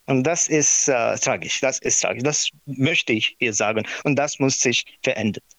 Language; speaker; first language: German; non-native, learner; Marathi